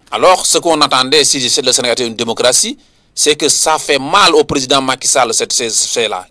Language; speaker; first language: French; non-native, local second language; Wolof